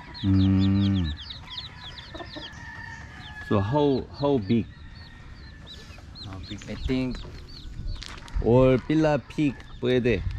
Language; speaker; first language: English; non-native, learner; Korean